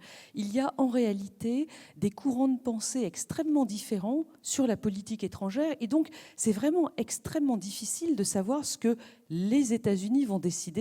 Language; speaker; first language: French; native; French